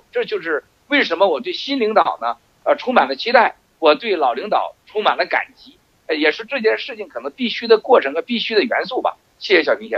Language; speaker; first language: Chinese; native; Chinese